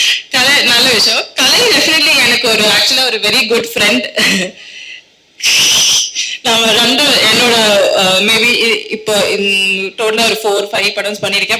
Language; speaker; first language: Tamil; non-native, learner; Malayalam